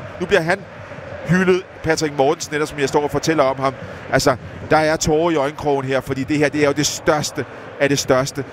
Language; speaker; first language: Danish; native; Danish